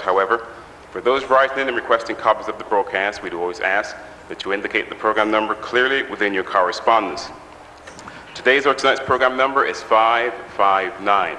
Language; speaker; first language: English; native; English